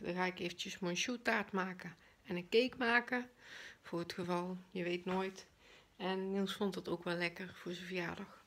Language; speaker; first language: Dutch; native; Dutch